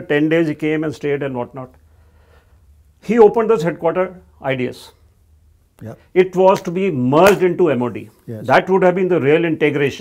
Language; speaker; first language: English; non-native, local second language; Hindi